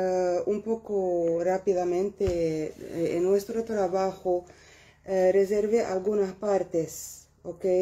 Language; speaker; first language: Spanish; non-native, fluent; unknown